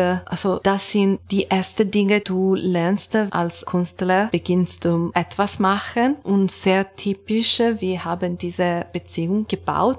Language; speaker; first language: German; non-native, learner; Italian